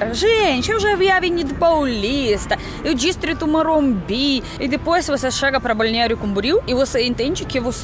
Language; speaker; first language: Portuguese; non-native, learner; Russian